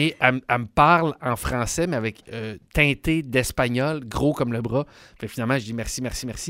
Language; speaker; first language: French; native; French